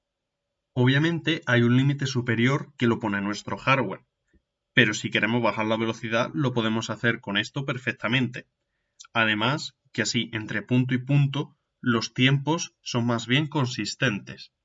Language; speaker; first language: Spanish; native; Spanish